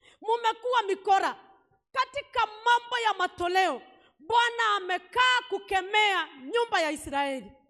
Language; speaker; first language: Swahili; non-native, local second language; Kikuyu